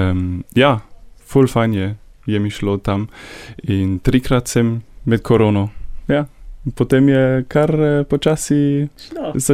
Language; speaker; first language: Slovenian; non-native, learner; German